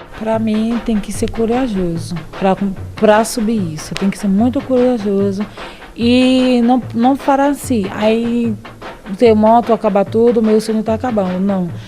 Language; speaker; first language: Portuguese; non-native, learner; Haitian Creole